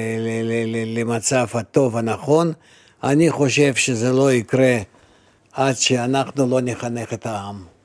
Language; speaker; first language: Hebrew; non-native, fluent; Russian